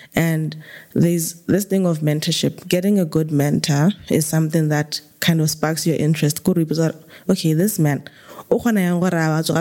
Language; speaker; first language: English; non-native, local second language; Tswana